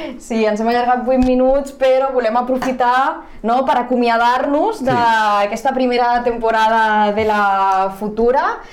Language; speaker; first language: Catalan; non-native, local second language; Spanish